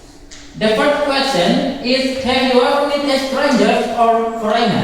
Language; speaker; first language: English; non-native, learner; Indonesian